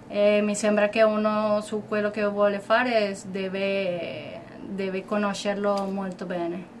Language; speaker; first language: Italian; non-native, fluent; Spanish